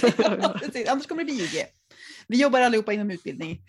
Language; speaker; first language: Swedish; native; Swedish